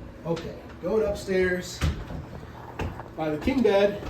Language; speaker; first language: English; native; English